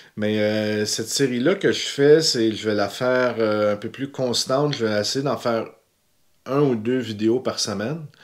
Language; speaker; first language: French; native; French